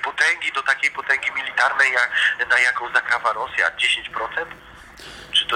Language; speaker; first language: Polish; native; Polish